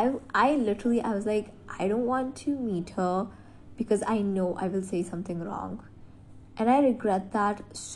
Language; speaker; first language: English; non-native, local second language; Hindi